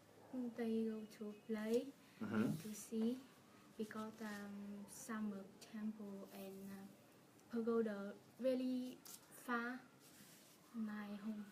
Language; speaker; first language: English; non-native, learner; Vietnamese